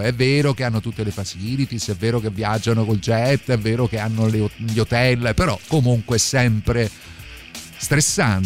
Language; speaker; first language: Italian; native; Italian